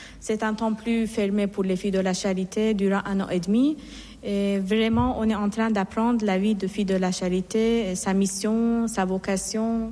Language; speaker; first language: French; non-native, fluent; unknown